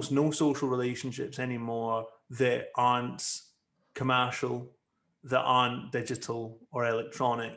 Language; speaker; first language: English; native; English